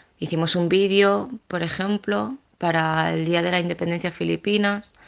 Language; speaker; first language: Spanish; early bilingual, other home language; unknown